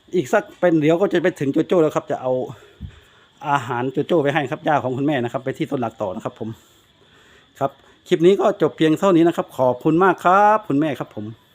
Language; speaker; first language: Thai; native; Thai